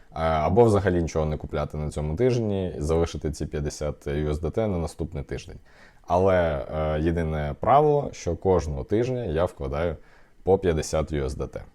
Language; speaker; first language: Ukrainian; non-native, local second language; Russian